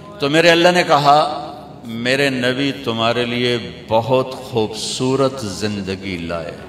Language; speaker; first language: Urdu; non-native, local second language; Punjabi